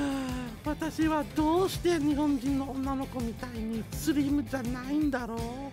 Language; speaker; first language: Japanese; non-native, fluent; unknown